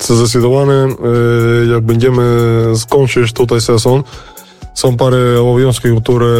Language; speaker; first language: Polish; non-native, fluent; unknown